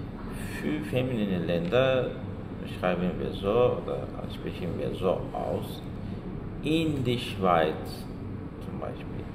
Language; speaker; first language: German; non-native, fluent; Azerbaijani